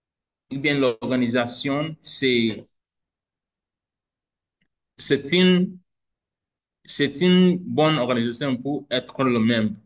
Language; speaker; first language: French; non-native, learner; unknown